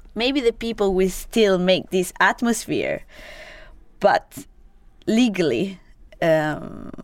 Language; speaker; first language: English; non-native, fluent; Italian